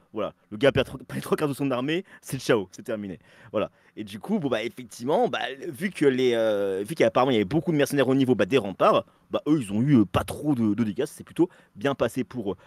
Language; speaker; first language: French; native; French